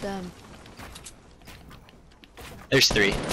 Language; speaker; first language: English; native; English